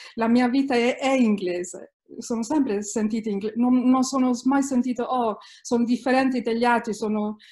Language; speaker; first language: Italian; early bilingual, heritage; Italian